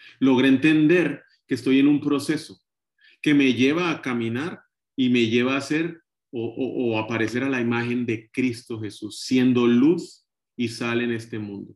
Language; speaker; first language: Spanish; native; Spanish